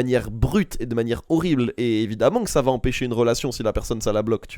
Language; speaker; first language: French; native; French